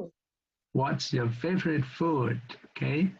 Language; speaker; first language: English; non-native, local second language; Indonesian